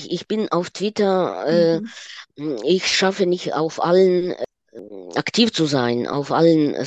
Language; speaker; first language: German; non-native, fluent; Ukrainian